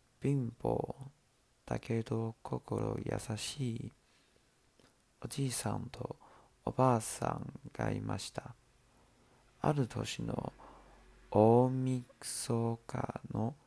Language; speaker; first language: Japanese; non-native, learner; Chinese